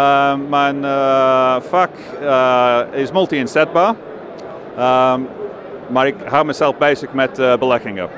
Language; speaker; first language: Dutch; non-native, fluent; English